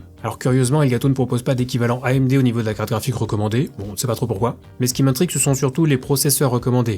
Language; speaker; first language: French; native; French